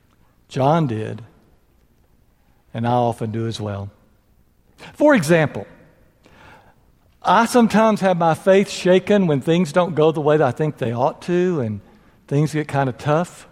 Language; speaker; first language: English; native; English